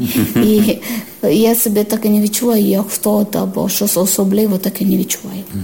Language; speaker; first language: Ukrainian; non-native, learner; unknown